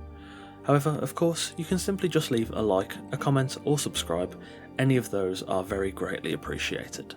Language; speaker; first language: English; native; English